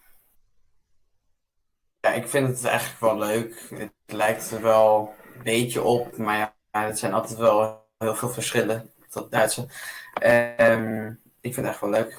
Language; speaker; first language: Dutch; early bilingual, other home language; German